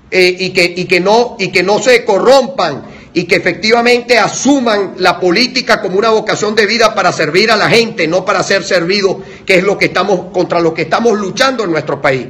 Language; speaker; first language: Spanish; native; Spanish